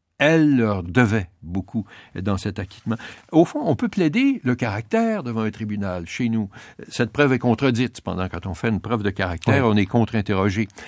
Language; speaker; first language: French; native; French